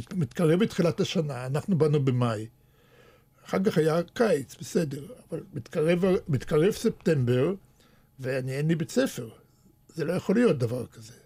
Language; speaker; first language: Hebrew; early bilingual, other home language; Russian